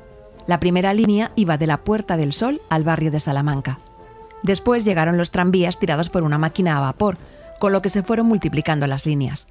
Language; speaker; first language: Spanish; native; Spanish